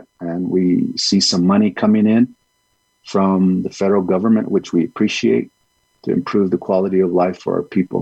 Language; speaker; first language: English; early bilingual, other home language; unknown